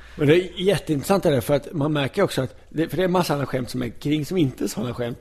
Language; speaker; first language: Swedish; native; Swedish